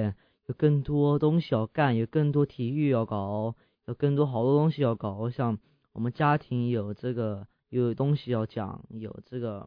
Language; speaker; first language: Chinese; early bilingual, heritage; English